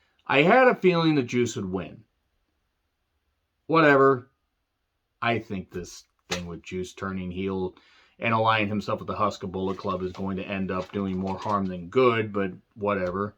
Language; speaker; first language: English; native; English